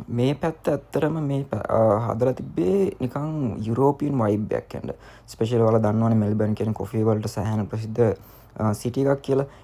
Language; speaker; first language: Sinhala; native; Sinhala